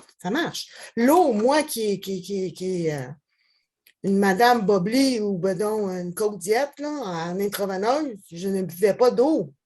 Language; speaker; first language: French; native; French